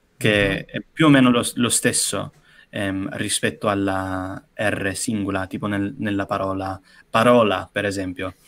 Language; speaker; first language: Italian; non-native, fluent; English